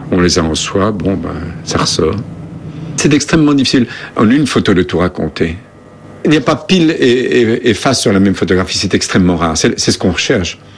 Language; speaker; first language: French; native; French